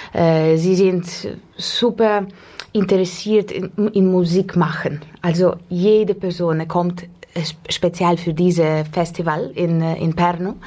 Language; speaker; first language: German; non-native, learner; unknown